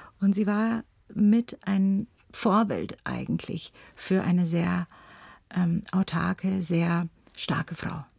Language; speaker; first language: German; early bilingual, other home language; Turkish